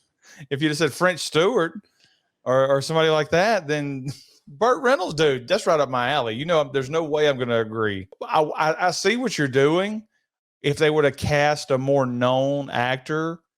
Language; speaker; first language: English; native; English